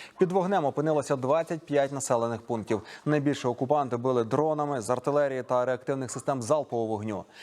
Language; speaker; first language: Ukrainian; native; Ukrainian